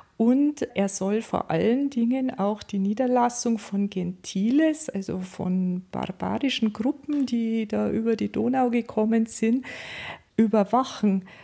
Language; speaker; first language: German; native; German